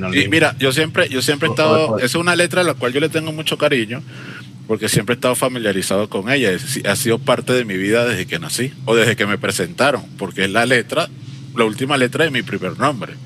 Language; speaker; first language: Spanish; native; Spanish